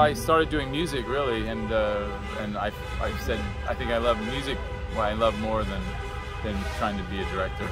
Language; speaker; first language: English; native; English